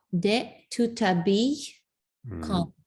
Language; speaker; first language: French; non-native, learner; Spanish